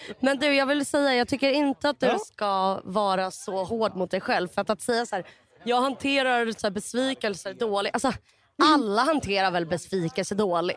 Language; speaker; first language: Swedish; native; Swedish